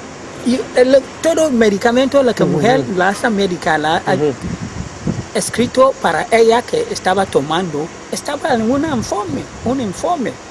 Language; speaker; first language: Spanish; non-native, learner; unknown